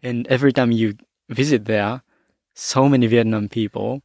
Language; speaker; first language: English; non-native, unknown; Japanese